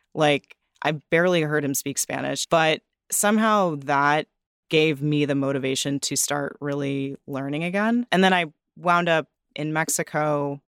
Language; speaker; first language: English; native; English